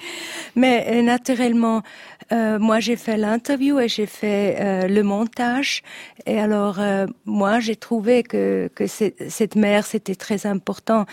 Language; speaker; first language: French; non-native, learner; Italian